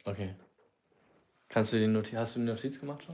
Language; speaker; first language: German; native; German